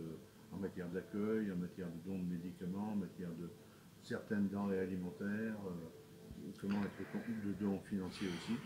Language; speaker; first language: French; native; French